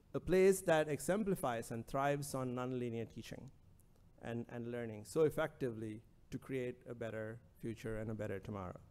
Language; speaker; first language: English; non-native, local second language; Sinhala